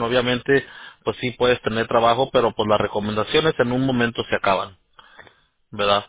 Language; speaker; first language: Spanish; native; Spanish